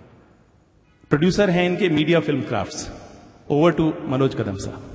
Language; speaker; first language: Hindi; native; Hindi